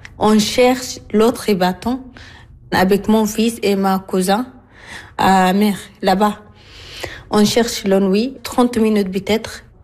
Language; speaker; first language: French; non-native, learner; Arabic